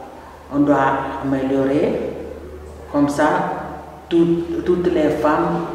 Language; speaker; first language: French; non-native, fluent; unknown